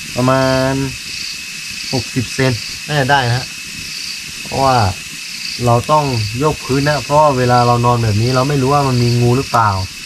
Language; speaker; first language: Thai; native; Thai